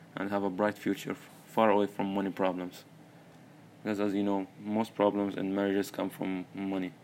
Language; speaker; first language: English; early bilingual, other home language; Arabic